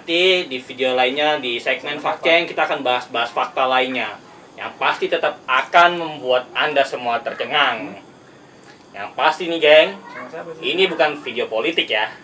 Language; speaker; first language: Indonesian; native; Indonesian